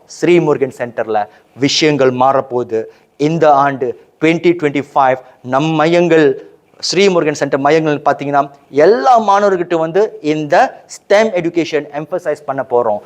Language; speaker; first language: Tamil; native; Tamil